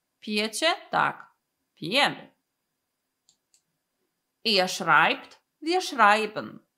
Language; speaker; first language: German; non-native, fluent; Polish